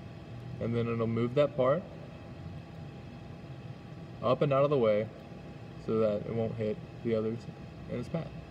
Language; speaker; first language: English; native; English